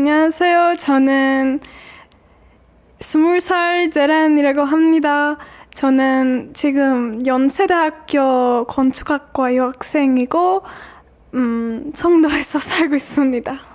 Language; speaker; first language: Korean; non-native, fluent; Turkish